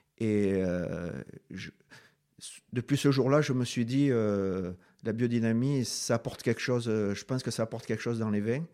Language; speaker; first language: French; native; French